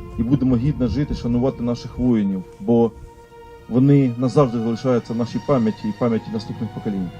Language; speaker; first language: Ukrainian; native; Ukrainian